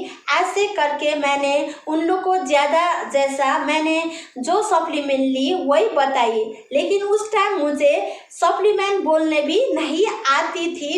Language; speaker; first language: Hindi; non-native, local second language; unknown